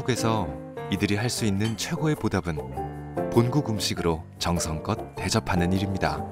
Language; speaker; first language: Korean; native; Korean